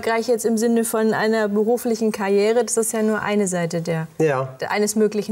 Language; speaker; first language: German; native; German